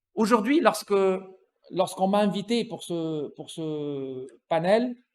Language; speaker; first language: French; non-native, local second language; Arabic